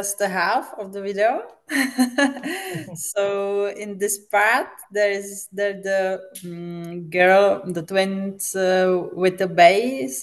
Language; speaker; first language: English; non-native, fluent; Czech